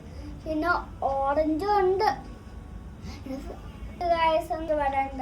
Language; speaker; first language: Malayalam; early bilingual, heritage; Malayalam